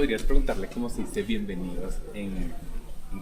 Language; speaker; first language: Spanish; native; Spanish